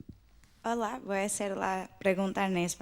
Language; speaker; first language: Spanish; non-native, fluent; English